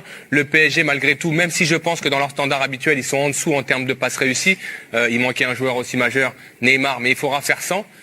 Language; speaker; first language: French; native; French